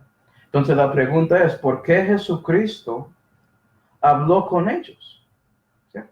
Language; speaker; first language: Spanish; non-native, fluent; English